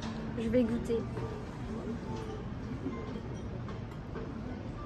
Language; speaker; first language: French; non-native, fluent; Japanese